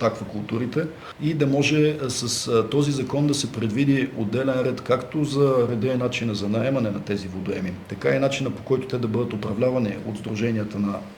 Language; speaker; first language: Bulgarian; native; Bulgarian